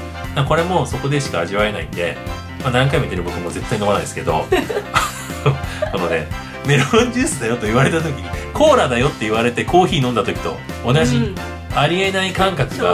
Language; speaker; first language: Japanese; native; Japanese